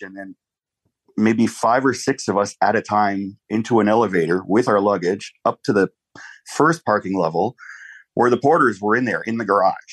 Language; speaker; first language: English; native; English